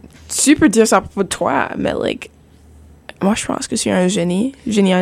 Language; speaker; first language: French; non-native, local second language; English